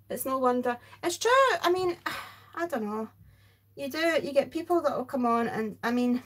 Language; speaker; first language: English; native; English